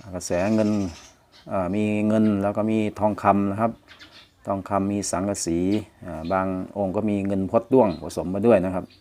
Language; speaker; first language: Thai; non-native, local second language; Northeastern Thai